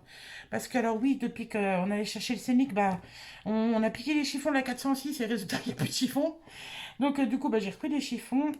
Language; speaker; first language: French; native; French